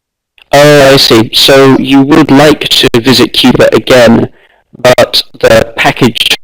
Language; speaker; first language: English; non-native, fluent; Russian